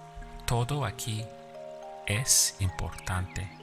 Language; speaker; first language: Spanish; non-native, fluent; English